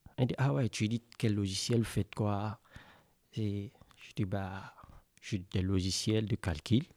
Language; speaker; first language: French; non-native, local second language; Mandingo